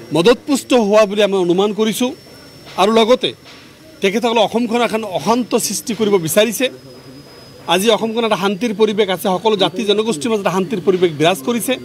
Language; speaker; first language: Assamese; non-native, local second language; Bangla